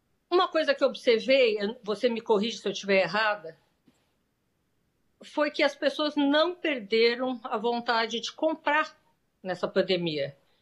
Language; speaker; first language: Portuguese; native; Portuguese